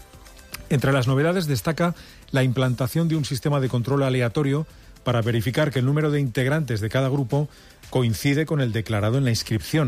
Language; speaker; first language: Spanish; native; Spanish